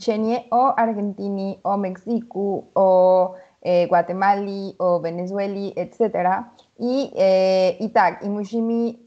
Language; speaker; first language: Polish; non-native, learner; Spanish